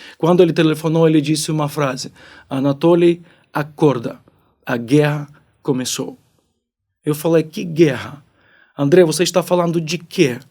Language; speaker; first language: Portuguese; non-native, fluent; Ukrainian